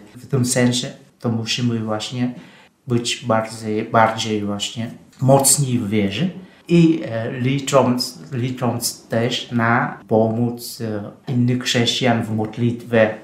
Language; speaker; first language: Polish; non-native, fluent; Vietnamese